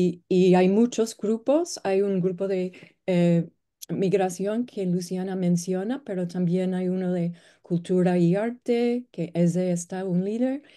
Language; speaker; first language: Spanish; non-native, fluent; English